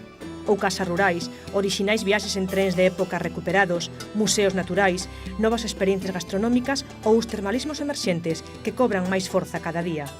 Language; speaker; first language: Galician; native; Galician